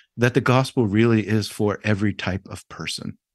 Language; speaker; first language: English; native; English